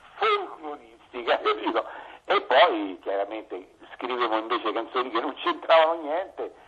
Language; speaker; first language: Italian; native; Italian